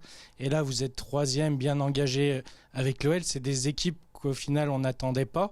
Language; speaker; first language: French; native; French